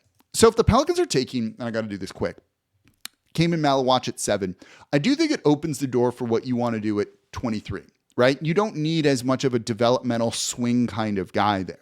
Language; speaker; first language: English; native; English